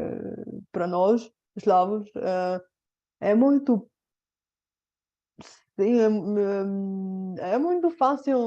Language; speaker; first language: Portuguese; non-native, fluent; Bulgarian